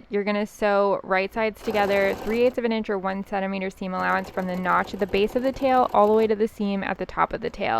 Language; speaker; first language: English; native; English